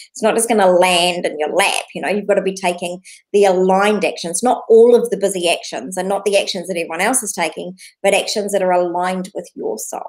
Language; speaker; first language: English; native; English